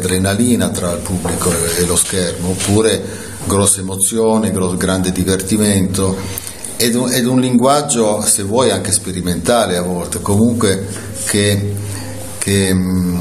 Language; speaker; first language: Italian; native; Italian